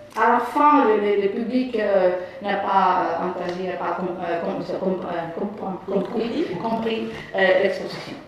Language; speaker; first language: French; non-native, fluent; Spanish